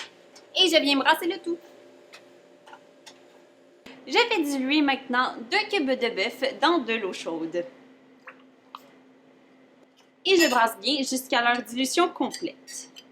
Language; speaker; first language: French; native; French